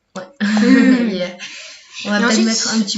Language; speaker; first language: French; native; French